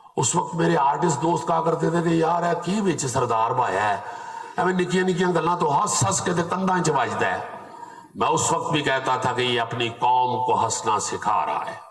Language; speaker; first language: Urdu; non-native, local second language; Punjabi